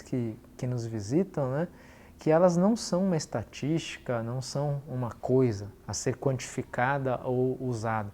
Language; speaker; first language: Portuguese; native; Portuguese